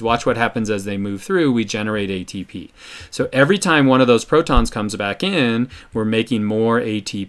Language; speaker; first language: English; native; English